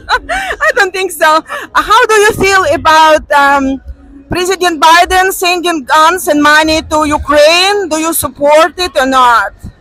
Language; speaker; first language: English; non-native, fluent; Russian